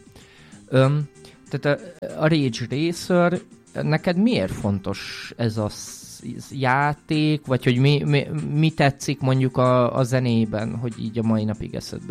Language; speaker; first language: Hungarian; native; Hungarian